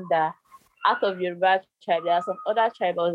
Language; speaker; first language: English; non-native, local second language; Yoruba